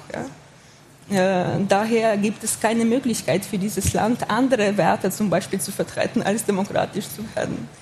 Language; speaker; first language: German; non-native, fluent; Ukrainian